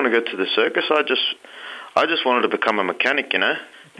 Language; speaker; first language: English; native; English